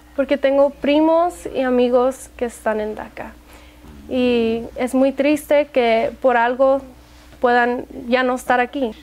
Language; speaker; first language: Spanish; early bilingual, heritage; Spanish